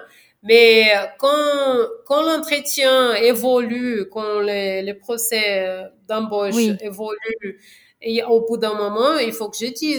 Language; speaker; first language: French; non-native, fluent; Portuguese